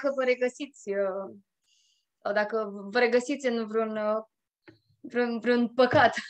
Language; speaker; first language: Romanian; native; Romanian